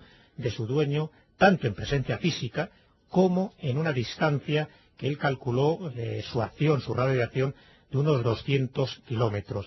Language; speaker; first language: Spanish; native; Spanish